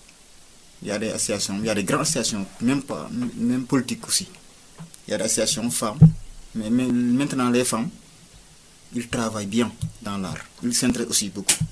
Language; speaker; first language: French; non-native, local second language; Wolof